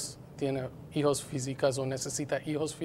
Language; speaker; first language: Spanish; non-native, fluent; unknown